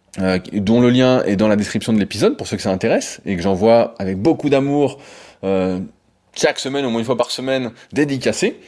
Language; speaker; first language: French; native; French